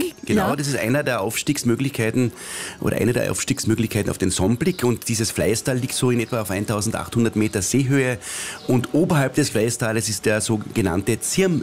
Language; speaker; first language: German; native; German